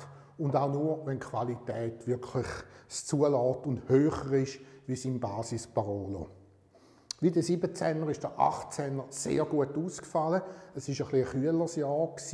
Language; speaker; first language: German; native; German